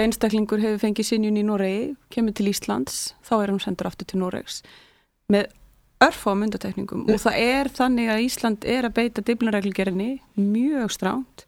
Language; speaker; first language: Icelandic; native; Icelandic